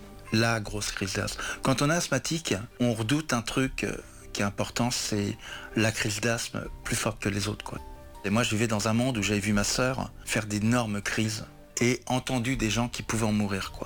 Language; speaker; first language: French; native; French